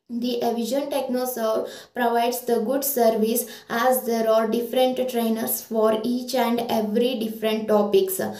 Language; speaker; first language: English; non-native, local second language; Kannada